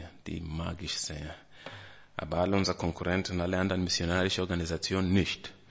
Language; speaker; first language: German; non-native, fluent; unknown